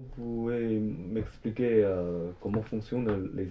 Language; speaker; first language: French; non-native, learner; Chinese